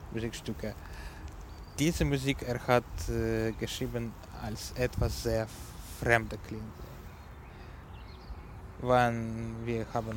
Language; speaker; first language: German; non-native, learner; Ukrainian